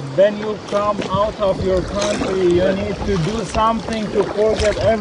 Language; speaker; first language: English; non-native, learner; Persian